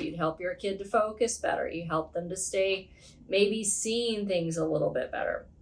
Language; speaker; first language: English; native; English